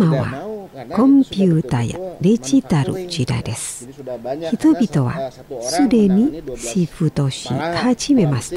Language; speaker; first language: Japanese; non-native, learner; Indonesian